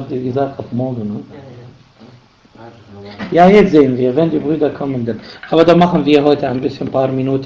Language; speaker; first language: German; non-native, fluent; Arabic